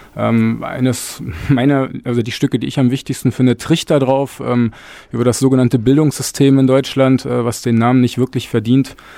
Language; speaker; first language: German; native; German